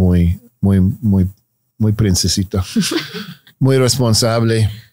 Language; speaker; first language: Spanish; non-native, fluent; English